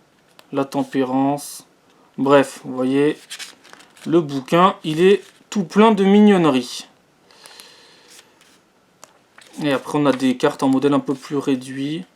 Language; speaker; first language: French; native; French